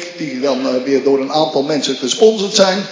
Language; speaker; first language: Dutch; native; Dutch